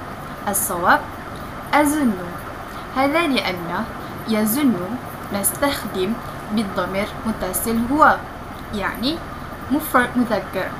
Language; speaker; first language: Arabic; non-native, learner; Malay